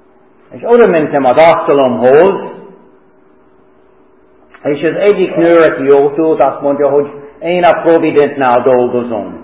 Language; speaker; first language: Hungarian; early bilingual, heritage; Hungarian